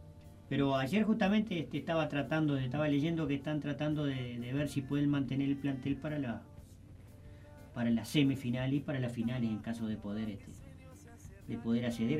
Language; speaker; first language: Spanish; native; Spanish